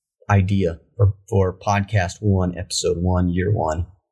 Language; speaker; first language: English; native; English